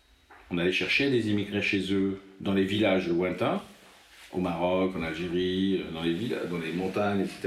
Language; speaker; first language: French; native; French